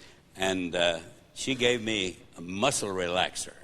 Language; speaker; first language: English; native; English